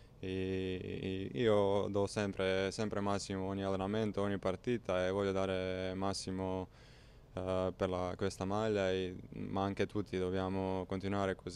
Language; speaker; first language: Italian; non-native, learner; Croatian